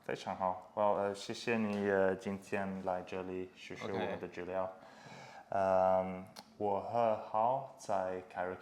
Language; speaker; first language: Chinese; non-native, fluent; English